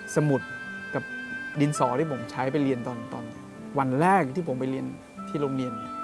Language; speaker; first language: Thai; non-native, local second language; Akha